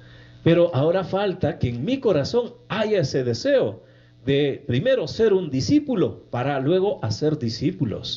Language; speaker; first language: Spanish; native; Spanish